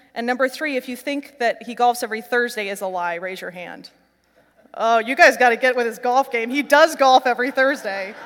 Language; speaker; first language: English; native; English